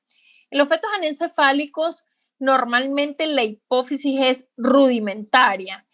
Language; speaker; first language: Spanish; native; Spanish